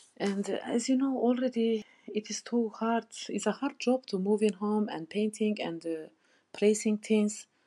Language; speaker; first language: English; non-native, learner; Turkish